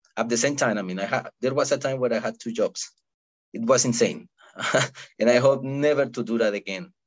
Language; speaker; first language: English; non-native, fluent; Spanish